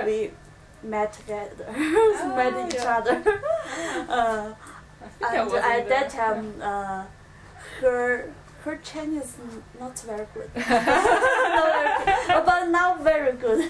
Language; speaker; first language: English; non-native, learner; Chinese